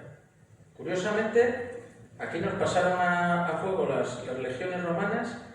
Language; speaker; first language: Spanish; native; Spanish